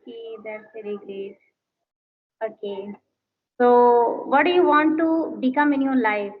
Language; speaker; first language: English; non-native, learner; Hindi